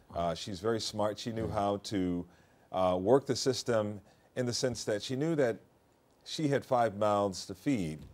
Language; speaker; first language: English; native; English